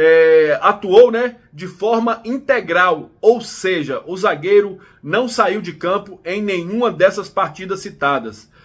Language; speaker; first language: Portuguese; native; Portuguese